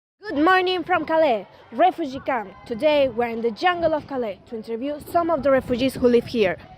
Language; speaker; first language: English; non-native, learner; Catalan